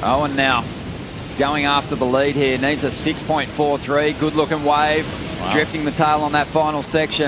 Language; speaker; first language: English; native; English